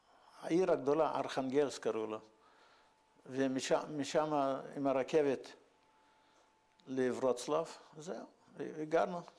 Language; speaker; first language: Hebrew; non-native, fluent; Yiddish